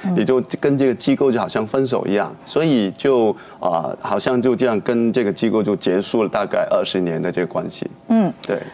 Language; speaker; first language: Chinese; non-native, local second language; Cantonese